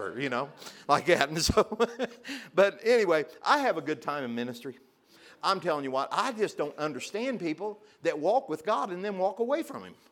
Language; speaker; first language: English; native; English